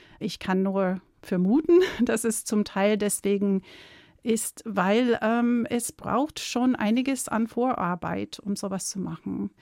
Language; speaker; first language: German; non-native, fluent; English